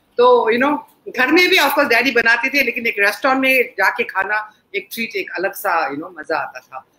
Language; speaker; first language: Hindi; non-native, local second language; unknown